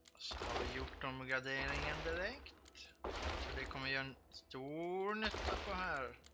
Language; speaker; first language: Swedish; native; Swedish